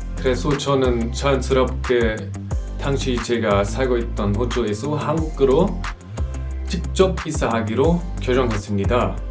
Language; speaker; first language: Korean; non-native, fluent; German